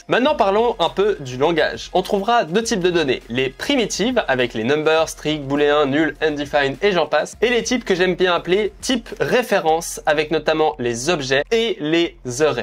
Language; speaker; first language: French; native; French